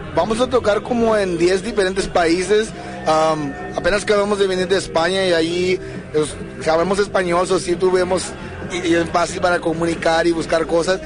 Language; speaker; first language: Spanish; early bilingual, heritage; English